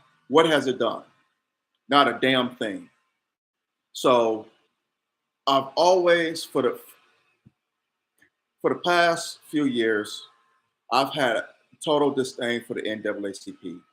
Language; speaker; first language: English; native; English